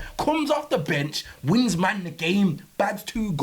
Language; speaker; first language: English; native; English